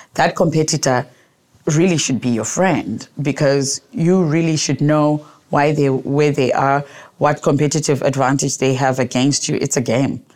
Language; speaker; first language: English; non-native, local second language; Shona